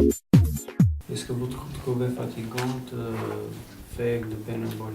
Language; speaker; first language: French; non-native, learner; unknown